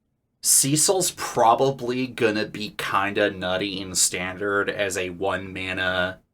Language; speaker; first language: English; native; English